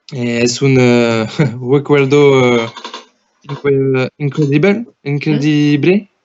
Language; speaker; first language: Spanish; non-native, learner; French